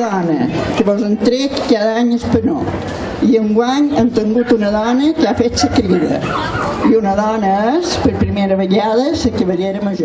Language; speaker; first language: Catalan; native; Catalan